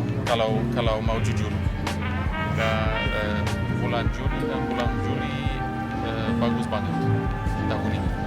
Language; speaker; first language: Indonesian; non-native, fluent; Polish